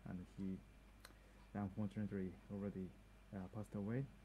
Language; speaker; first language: English; non-native, learner; Japanese